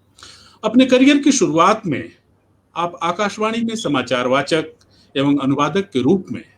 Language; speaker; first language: Hindi; native; Hindi